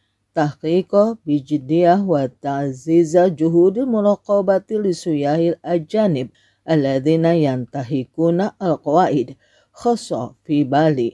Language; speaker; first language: Arabic; non-native, fluent; Indonesian